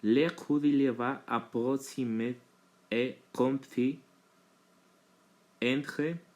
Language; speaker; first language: French; non-native, learner; Spanish